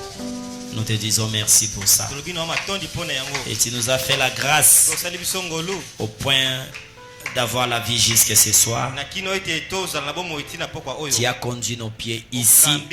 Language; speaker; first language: Haitian Creole; non-native, local second language; Lingala